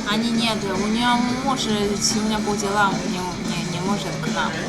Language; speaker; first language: Russian; non-native, learner; Chinese